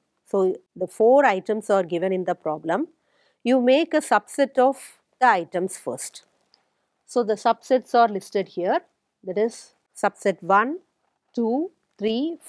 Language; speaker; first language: English; non-native, local second language; Tamil